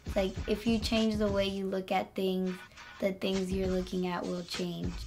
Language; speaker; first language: English; early bilingual, other home language; Spanish